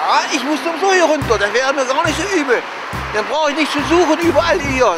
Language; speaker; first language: German; native; German